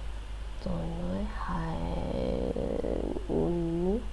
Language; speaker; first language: Vietnamese; non-native, learner; English